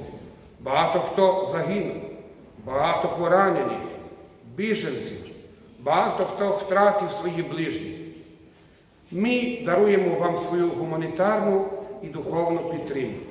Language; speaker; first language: Ukrainian; non-native, fluent; Croatian